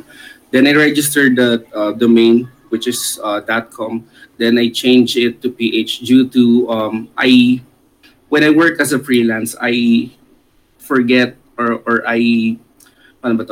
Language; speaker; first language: English; non-native, local second language; Filipino